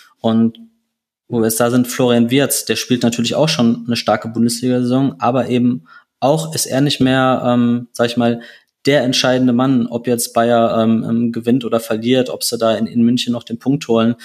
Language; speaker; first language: German; native; German